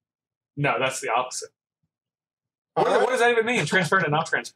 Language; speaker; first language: English; native; English